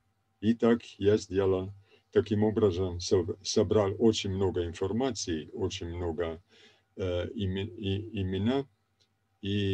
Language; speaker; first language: Russian; non-native, fluent; Italian